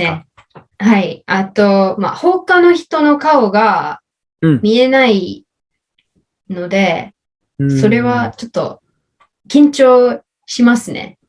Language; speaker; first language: Japanese; non-native, learner; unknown